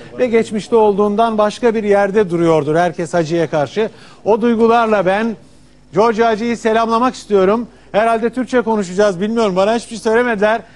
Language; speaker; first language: Turkish; native; Turkish